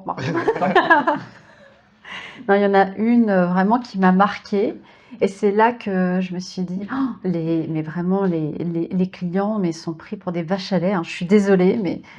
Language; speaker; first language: French; native; French